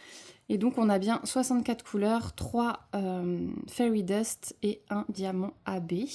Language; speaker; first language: French; native; French